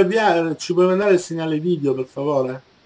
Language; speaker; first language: Italian; native; Italian